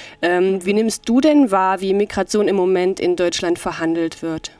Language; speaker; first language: German; native; German